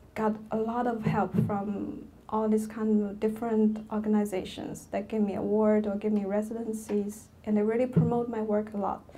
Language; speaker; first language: English; non-native, fluent; Chinese